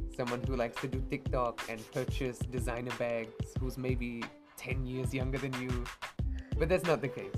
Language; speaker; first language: English; native; English